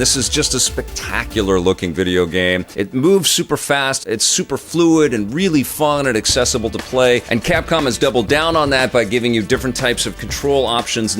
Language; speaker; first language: English; native; English